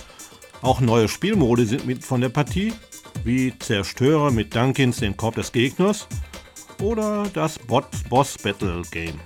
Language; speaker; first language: German; native; German